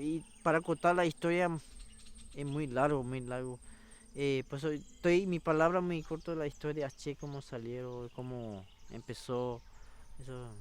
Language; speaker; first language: Spanish; non-native, local second language; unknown